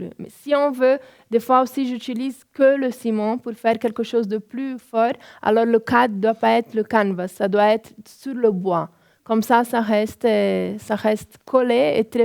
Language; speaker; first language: French; non-native, fluent; Portuguese